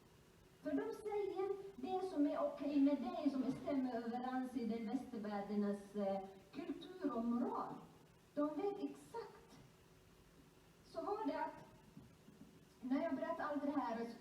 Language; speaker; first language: Swedish; non-native, fluent; Somali